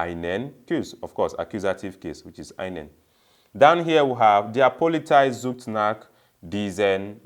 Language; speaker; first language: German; non-native, fluent; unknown